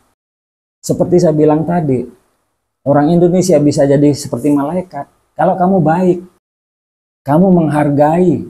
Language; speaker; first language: Indonesian; native; Indonesian